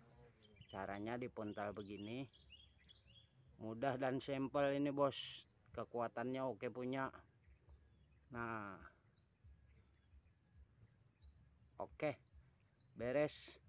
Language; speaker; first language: Indonesian; native; Indonesian